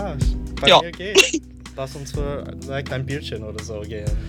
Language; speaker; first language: German; non-native, learner; English